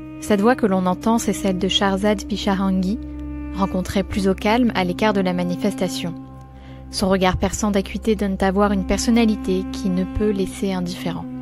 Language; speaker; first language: French; native; French